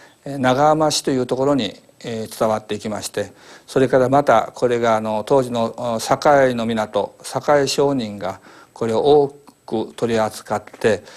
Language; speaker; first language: Japanese; native; Japanese